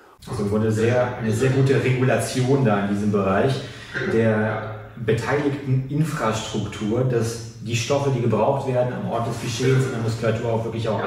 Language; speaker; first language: German; native; German